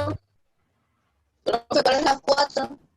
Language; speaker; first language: Spanish; native; Spanish